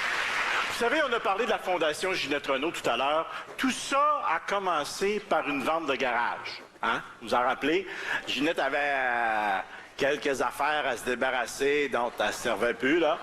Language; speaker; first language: French; native; French